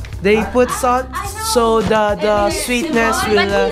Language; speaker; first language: English; non-native, learner; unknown